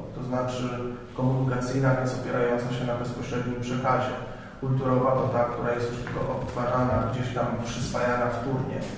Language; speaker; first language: Polish; native; Polish